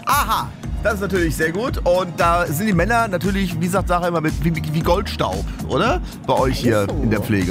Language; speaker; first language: German; native; German